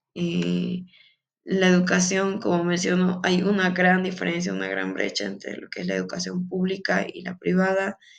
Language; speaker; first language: Spanish; native; Spanish